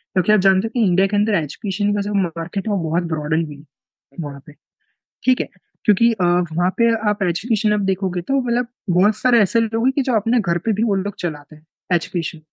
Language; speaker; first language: Hindi; non-native, local second language; Gujarati